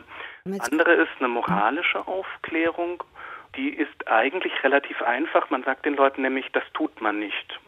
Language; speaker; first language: German; native; German